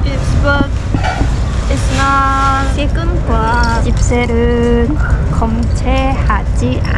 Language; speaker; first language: English; non-native, learner; Chinese